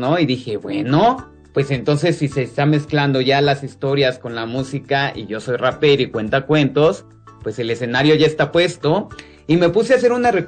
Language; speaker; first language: Spanish; native; Spanish